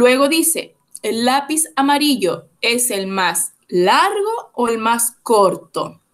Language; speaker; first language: Spanish; native; Spanish